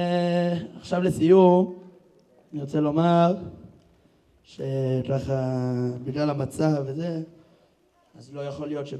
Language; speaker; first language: Hebrew; native; Hebrew